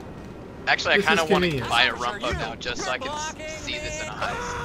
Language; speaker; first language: English; native; English